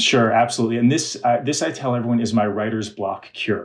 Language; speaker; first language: English; native; English